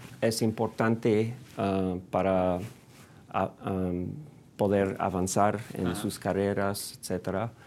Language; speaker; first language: Spanish; non-native, fluent; English